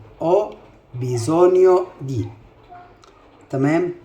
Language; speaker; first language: Italian; non-native, fluent; Arabic